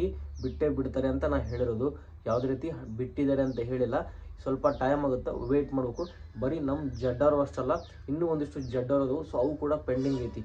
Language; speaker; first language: Kannada; native; Kannada